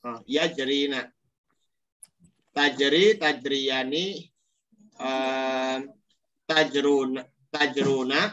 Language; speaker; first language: Arabic; non-native, learner; Indonesian